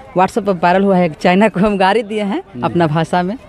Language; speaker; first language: Hindi; native; Hindi